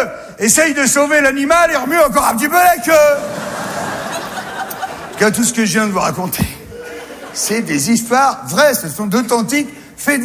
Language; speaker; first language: French; native; French